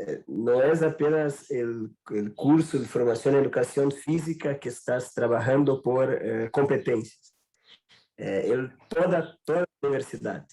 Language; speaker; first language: Spanish; non-native, learner; Portuguese